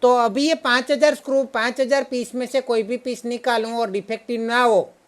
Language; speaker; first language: Hindi; non-native, local second language; Gujarati